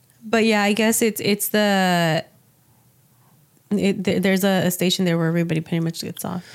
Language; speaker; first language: English; early bilingual, other home language; Spanish